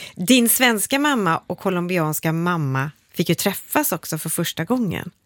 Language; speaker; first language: Swedish; native; Swedish